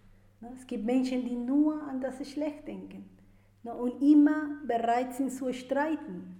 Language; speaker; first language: German; non-native, fluent; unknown